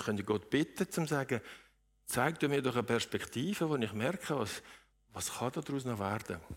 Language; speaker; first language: German; native; German